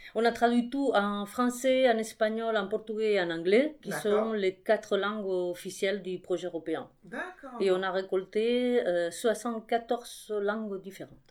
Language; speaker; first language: French; non-native, fluent; Spanish